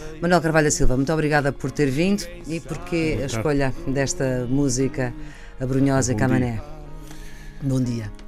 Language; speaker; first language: Portuguese; native; Portuguese